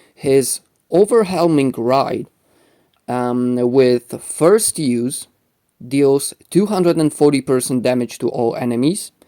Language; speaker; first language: English; non-native, fluent; Polish